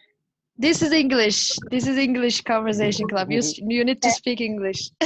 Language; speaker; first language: English; non-native, fluent; Turkish